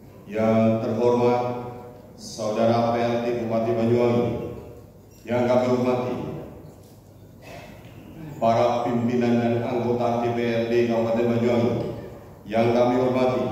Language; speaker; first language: Indonesian; native; Indonesian